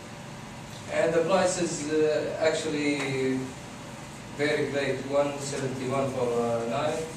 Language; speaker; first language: English; non-native, fluent; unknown